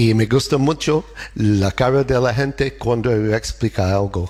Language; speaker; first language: Spanish; non-native, learner; English